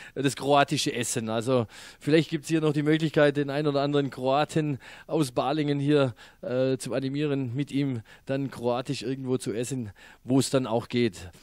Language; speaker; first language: German; native; German